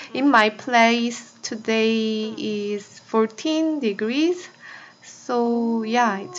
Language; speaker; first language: English; non-native, fluent; Korean